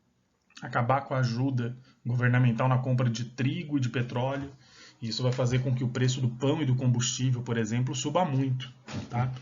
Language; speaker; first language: Portuguese; native; Portuguese